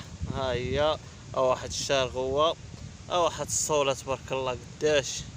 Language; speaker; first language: Arabic; native; Arabic